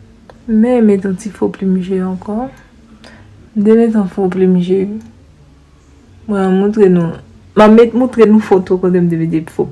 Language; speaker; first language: French; non-native, learner; Haitian Creole